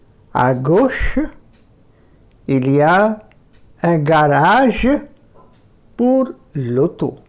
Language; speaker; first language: French; non-native, fluent; Bangla